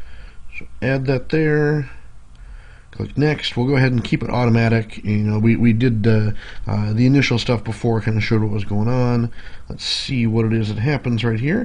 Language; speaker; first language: English; native; English